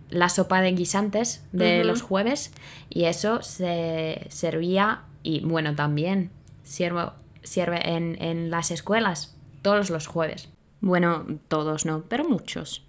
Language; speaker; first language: Spanish; non-native, fluent; Finnish